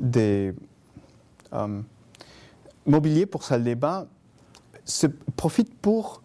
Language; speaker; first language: French; non-native, fluent; Spanish